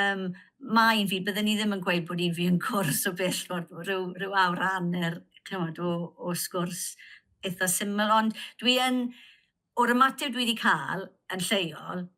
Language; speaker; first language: Welsh; native; Welsh